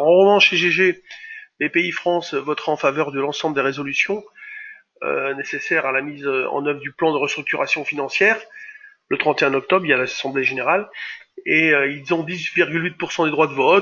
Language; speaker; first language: French; native; French